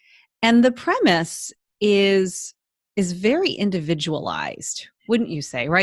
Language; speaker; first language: English; native; English